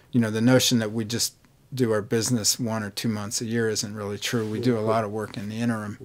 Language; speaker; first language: English; native; English